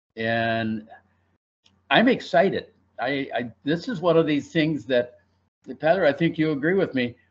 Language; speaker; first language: English; native; English